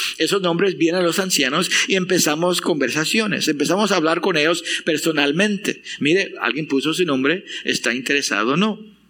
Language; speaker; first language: Spanish; non-native, fluent; English